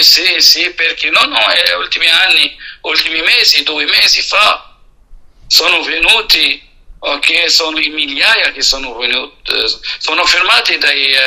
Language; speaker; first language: Italian; non-native, fluent; Arabic